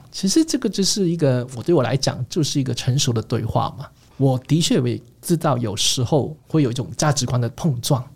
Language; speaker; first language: Chinese; non-native, local second language; Cantonese